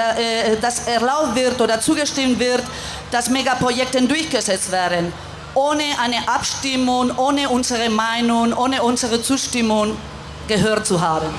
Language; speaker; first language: German; non-native, fluent; Spanish